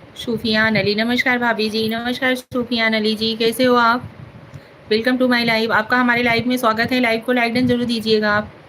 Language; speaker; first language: Hindi; native; Hindi